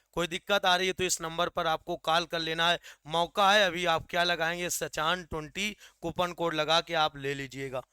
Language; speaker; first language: Hindi; native; Hindi